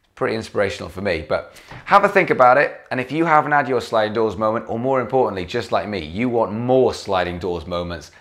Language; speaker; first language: English; native; English